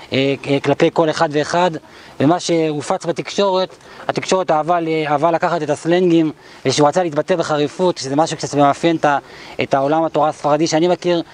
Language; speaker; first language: Hebrew; native; Hebrew